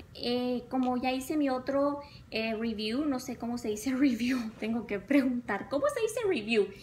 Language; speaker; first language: Spanish; early bilingual, other home language; English